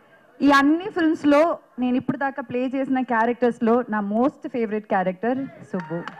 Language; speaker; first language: Telugu; non-native, fluent; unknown